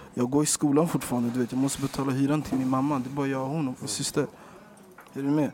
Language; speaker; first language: Swedish; native; Swedish